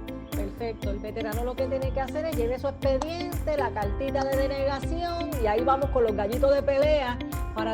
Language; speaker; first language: Spanish; native; Spanish